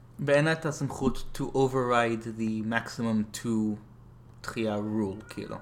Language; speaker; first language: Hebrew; non-native, fluent; English